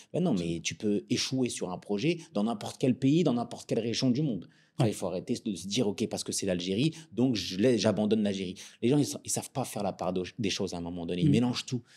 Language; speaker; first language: French; non-native, local second language; Arabic